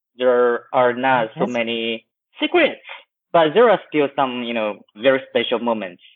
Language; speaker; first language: English; non-native, fluent; Chinese